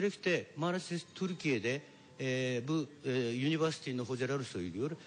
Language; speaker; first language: Turkish; non-native, learner; Japanese